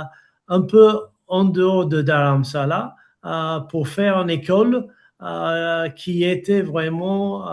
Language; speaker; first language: French; non-native, fluent; English